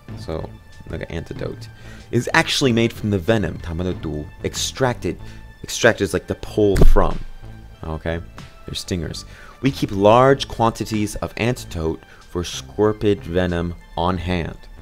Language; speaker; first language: English; native; English